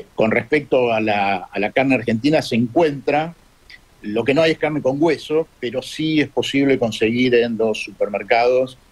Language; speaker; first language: Spanish; native; Spanish